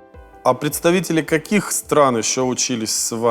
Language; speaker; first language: Russian; native; Russian